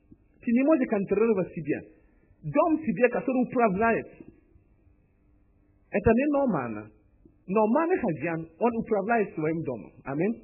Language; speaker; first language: Russian; non-native, learner; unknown